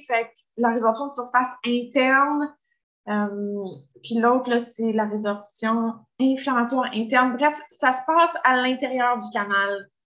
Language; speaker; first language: French; native; French